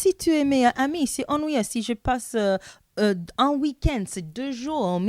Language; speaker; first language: French; non-native, learner; English